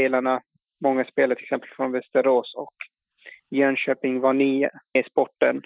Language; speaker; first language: Swedish; non-native, fluent; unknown